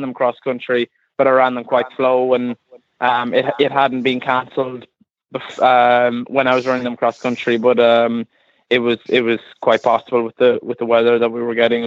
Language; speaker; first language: English; native; English